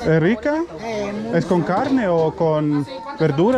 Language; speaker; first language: Spanish; non-native, learner; German